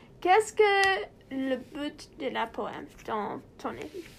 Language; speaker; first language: French; non-native, learner; English